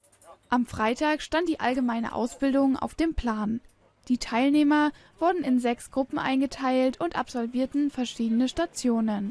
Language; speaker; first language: German; native; German